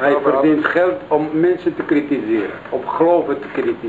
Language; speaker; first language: Dutch; non-native, learner; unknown